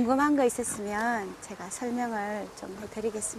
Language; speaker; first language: Korean; native; Korean